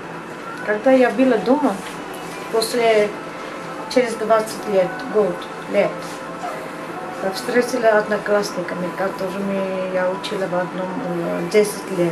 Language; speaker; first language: Russian; non-native, learner; Armenian